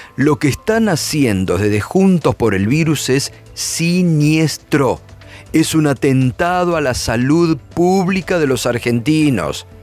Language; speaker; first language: Spanish; native; Spanish